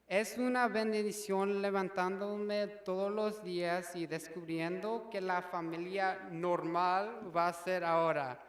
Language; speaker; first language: Spanish; early bilingual, other home language; English